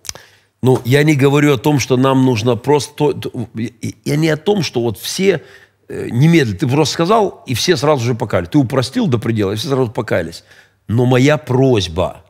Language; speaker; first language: Russian; native; Russian